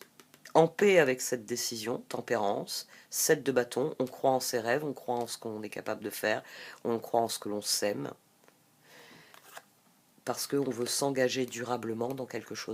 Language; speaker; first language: French; native; French